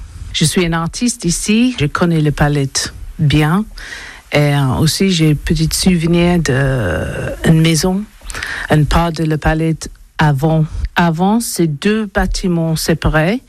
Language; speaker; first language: French; non-native, learner; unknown